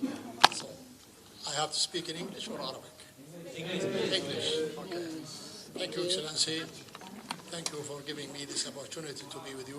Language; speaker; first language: English; non-native, fluent; Arabic